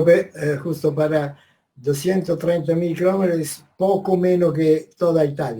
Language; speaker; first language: Spanish; non-native, fluent; Italian